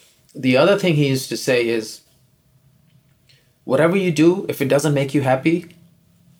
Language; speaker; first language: English; non-native, local second language; Urdu